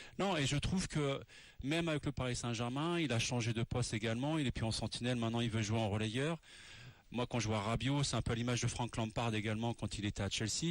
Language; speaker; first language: French; native; French